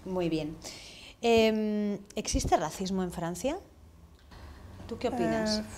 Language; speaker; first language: Spanish; native; Spanish